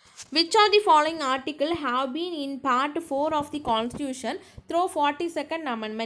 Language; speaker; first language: English; non-native, local second language; Tamil